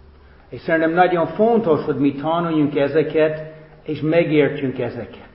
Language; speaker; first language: Hungarian; non-native, fluent; English